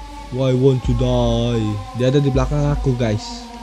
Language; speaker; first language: English; non-native, learner; Indonesian